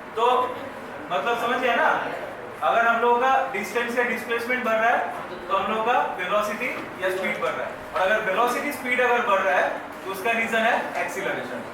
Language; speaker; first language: Hindi; non-native, local second language; Bangla